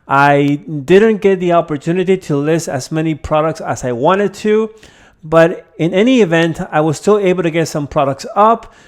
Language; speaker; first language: English; native; English